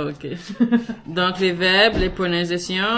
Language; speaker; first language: French; non-native, learner; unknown